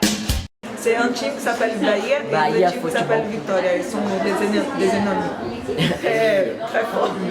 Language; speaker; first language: French; non-native, learner; Portuguese